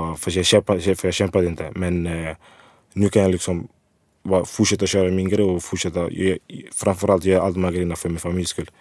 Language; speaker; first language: Swedish; early bilingual, other home language; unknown